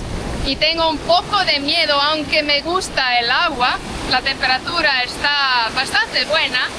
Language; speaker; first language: Spanish; non-native, fluent; Estonian